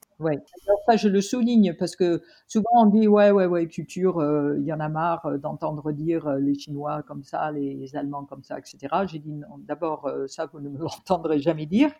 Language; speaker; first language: French; non-native, fluent; English